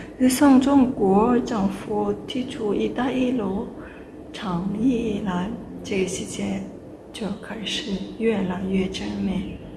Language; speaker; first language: Chinese; non-native, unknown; Turkmen